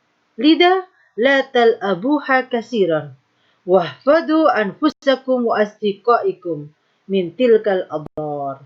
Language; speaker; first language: Arabic; non-native, fluent; Indonesian